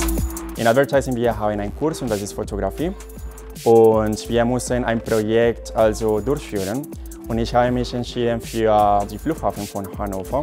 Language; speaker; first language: German; non-native, local second language; Spanish